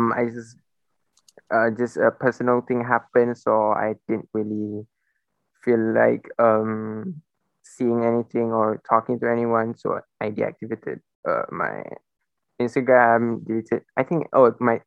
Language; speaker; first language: English; non-native, local second language; Malay